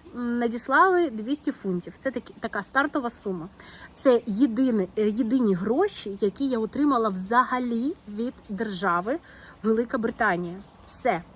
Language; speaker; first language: Ukrainian; non-native, local second language; Russian